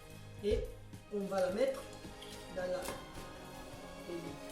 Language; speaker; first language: French; non-native, fluent; Italian